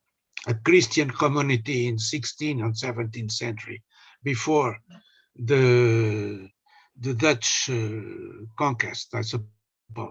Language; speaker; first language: English; non-native, learner; Portuguese